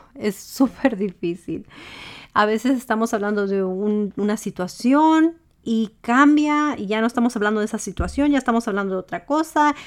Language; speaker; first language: Spanish; early bilingual, heritage; Spanish